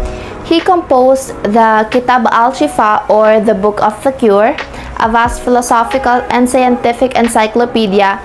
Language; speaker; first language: English; non-native, local second language; Filipino